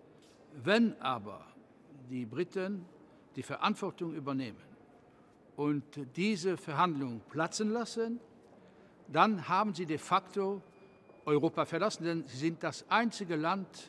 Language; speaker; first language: German; non-native, local second language; Luxembourgish